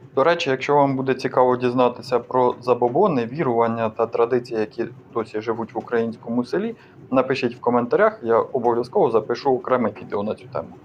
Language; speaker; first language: Ukrainian; native; Ukrainian